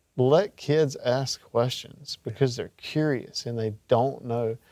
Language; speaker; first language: English; native; English